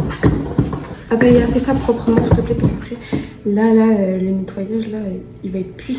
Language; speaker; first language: French; native; French